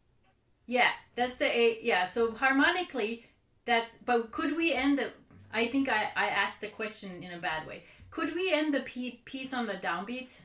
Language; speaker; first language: English; non-native, fluent; Finnish